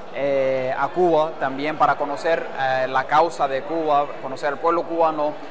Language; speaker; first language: Spanish; non-native, fluent; Arabic